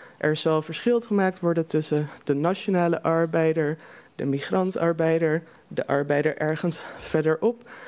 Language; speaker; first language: Dutch; native; Dutch